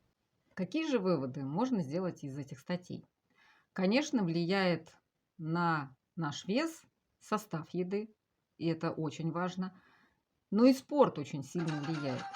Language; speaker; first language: Russian; native; Russian